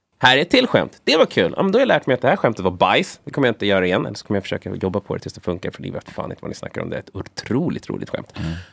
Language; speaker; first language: Swedish; native; Swedish